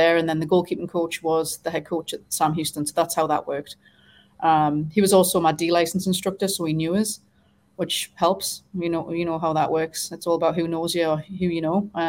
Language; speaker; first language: English; native; English